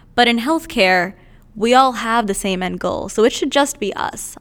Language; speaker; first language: English; native; English